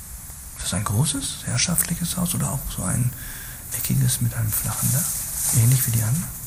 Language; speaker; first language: German; native; German